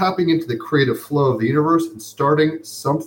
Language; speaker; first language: English; native; English